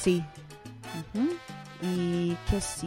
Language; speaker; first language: Spanish; early bilingual, heritage; Spanish